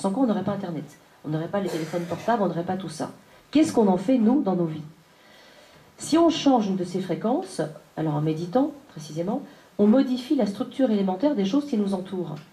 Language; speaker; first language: French; native; French